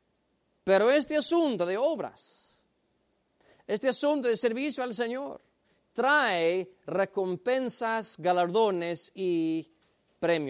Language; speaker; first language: Spanish; native; Spanish